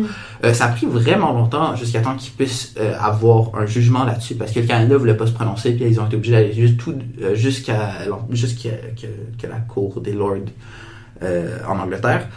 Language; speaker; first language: French; native; French